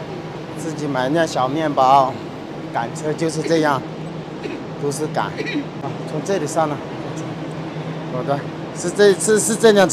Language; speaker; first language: Chinese; native; Chinese